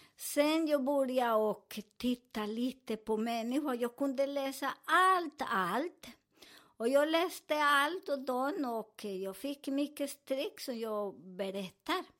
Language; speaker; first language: Swedish; non-native, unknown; Spanish